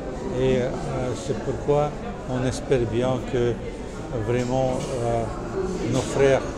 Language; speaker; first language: French; non-native, fluent; Russian